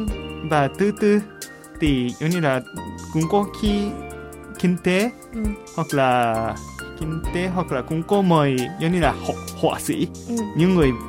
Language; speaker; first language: Vietnamese; non-native, fluent; Japanese